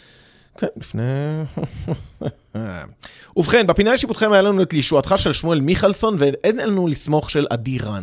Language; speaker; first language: Hebrew; native; Hebrew